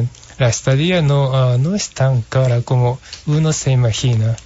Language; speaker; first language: Spanish; non-native, fluent; Japanese